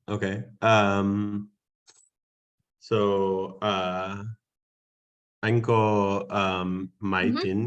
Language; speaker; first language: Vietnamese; non-native, learner; English